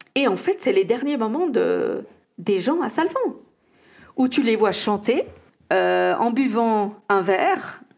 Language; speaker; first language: French; native; French